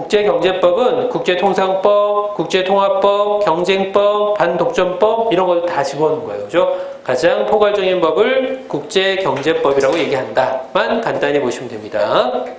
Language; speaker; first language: Korean; native; Korean